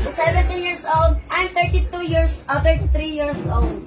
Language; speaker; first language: English; non-native, learner; Filipino